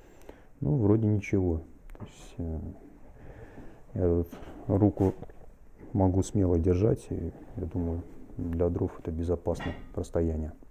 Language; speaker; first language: Russian; native; Russian